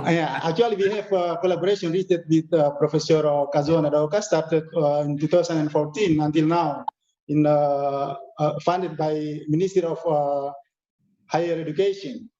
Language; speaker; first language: English; non-native, learner; Indonesian